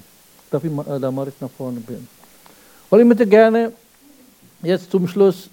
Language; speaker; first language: German; non-native, fluent; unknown